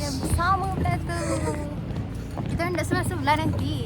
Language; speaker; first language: Malay; native; Malay